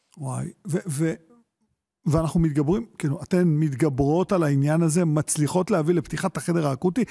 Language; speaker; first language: Hebrew; native; Hebrew